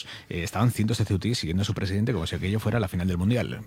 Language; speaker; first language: Spanish; native; Spanish